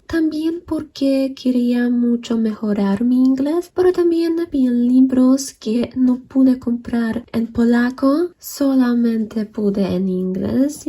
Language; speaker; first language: Spanish; non-native, fluent; Polish